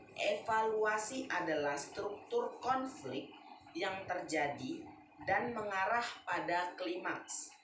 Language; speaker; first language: Indonesian; native; Indonesian